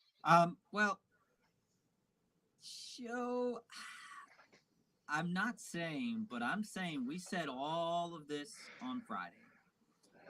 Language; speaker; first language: English; native; English